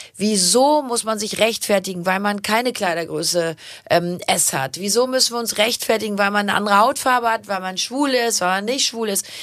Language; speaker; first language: German; native; German